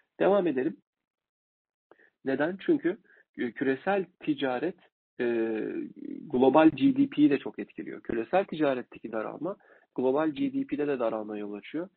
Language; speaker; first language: Turkish; native; Turkish